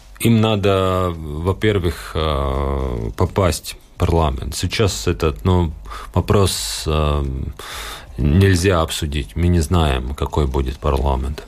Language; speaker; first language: Russian; non-native, local second language; Latvian